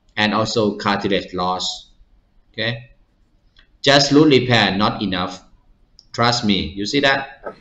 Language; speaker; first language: English; non-native, fluent; Thai